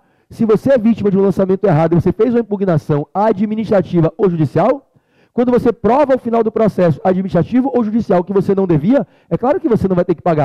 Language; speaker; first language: Portuguese; native; Portuguese